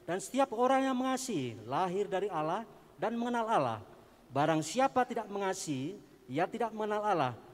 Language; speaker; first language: Indonesian; non-native, local second language; Javanese